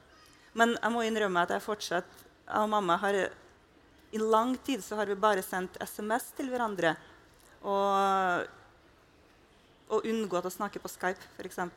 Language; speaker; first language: Norwegian; non-native, fluent; Russian